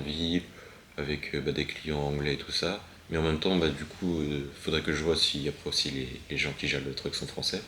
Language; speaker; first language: French; native; French